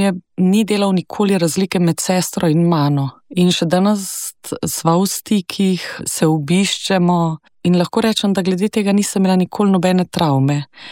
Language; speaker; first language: Slovenian; native; Slovenian